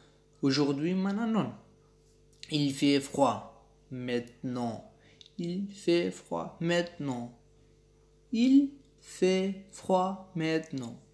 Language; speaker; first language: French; non-native, learner; Pashto